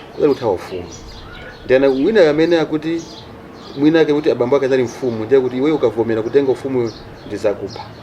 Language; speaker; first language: Nyanja; non-native, local second language; Tumbuka